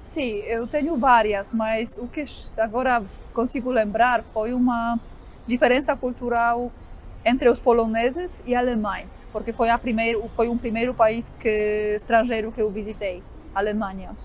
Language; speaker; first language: Portuguese; non-native, fluent; Polish